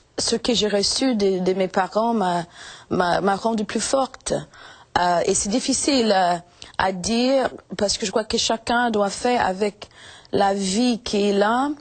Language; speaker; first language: French; non-native, fluent; English